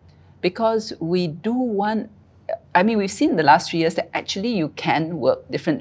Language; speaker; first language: English; native; English